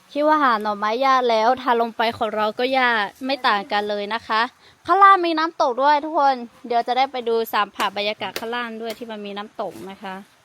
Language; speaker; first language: Thai; non-native, local second language; Lahu